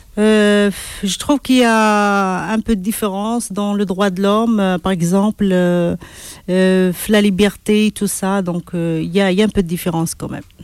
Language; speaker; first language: French; non-native, local second language; Arabic